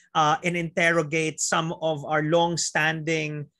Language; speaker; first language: English; non-native, local second language; Filipino